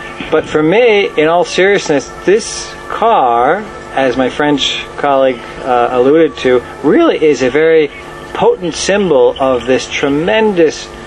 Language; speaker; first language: English; native; English